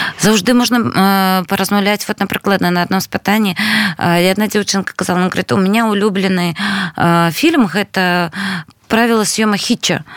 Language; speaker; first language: Belarusian; non-native, local second language; Russian